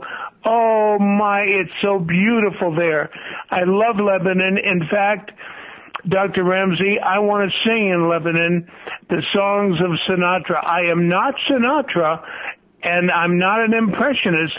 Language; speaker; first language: English; native; English